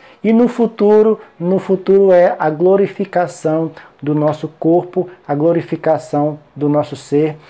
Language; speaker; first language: Portuguese; native; Portuguese